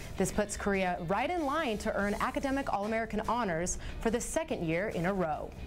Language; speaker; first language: English; native; English